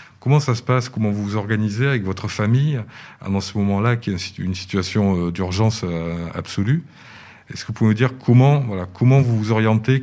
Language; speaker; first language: French; native; French